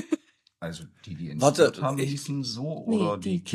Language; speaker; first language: German; native; German